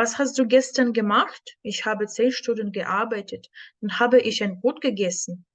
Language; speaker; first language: German; non-native, fluent; Ukrainian